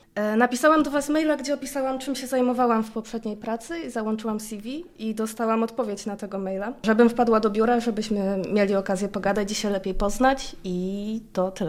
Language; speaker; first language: Polish; native; Polish